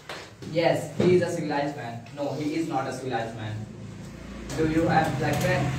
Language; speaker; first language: English; non-native, learner; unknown